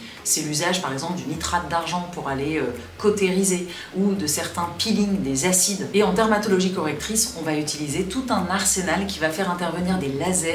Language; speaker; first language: French; native; French